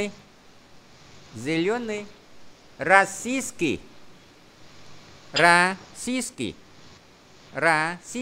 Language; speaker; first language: Russian; non-native, fluent; Vietnamese